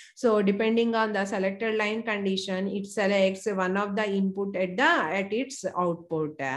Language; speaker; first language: English; non-native, local second language; Telugu